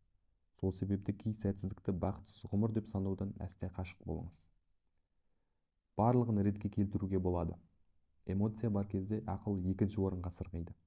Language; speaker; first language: Kazakh; native; Kazakh